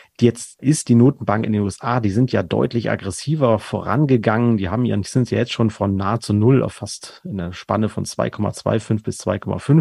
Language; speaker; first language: German; native; German